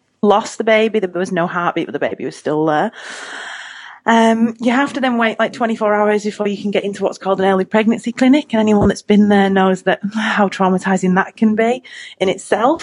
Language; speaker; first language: English; native; English